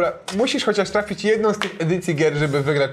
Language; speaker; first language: Polish; native; Polish